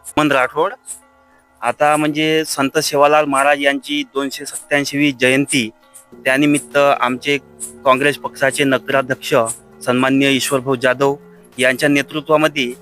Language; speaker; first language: Marathi; non-native, local second language; Lambadi